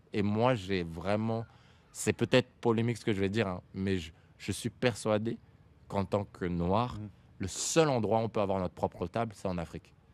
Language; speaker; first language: French; native; French